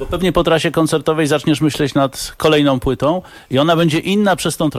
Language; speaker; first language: Polish; native; Polish